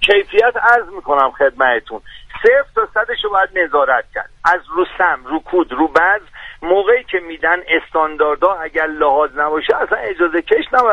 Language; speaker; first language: Persian; native; Persian